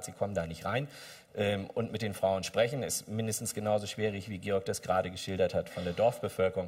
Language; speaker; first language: German; native; German